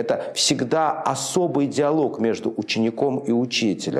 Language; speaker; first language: Russian; native; Russian